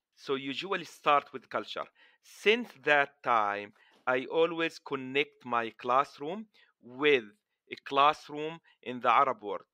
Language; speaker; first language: English; non-native, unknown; Arabic